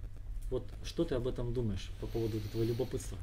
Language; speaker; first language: Russian; native; Russian